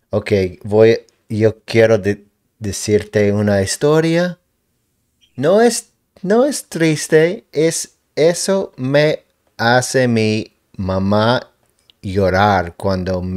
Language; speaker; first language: Spanish; non-native, learner; English